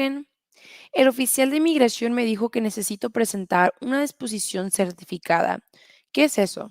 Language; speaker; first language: Spanish; early bilingual, heritage; Spanish